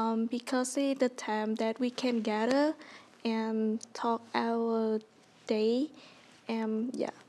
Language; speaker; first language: English; non-native, learner; Vietnamese